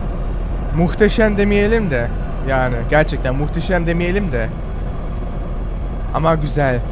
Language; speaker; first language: Turkish; early bilingual, heritage; Turkish